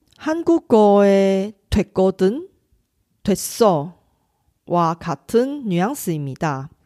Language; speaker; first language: Korean; non-native, fluent; Chinese